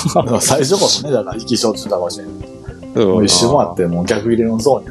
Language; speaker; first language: Japanese; native; Japanese